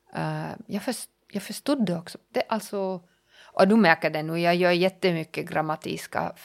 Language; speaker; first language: Swedish; non-native, learner; German